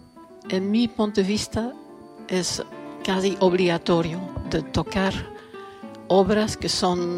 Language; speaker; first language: Spanish; non-native, fluent; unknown